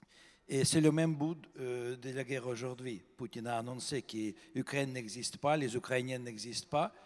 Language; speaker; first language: French; non-native, fluent; Russian